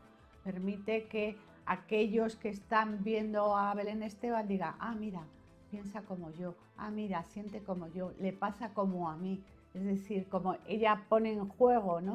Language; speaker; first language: Spanish; native; Spanish